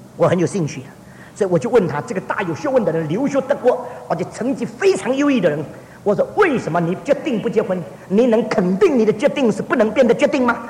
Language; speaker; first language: Chinese; early bilingual, heritage; Chinese